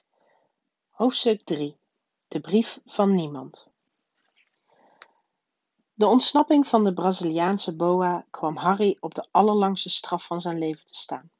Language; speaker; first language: Dutch; native; Dutch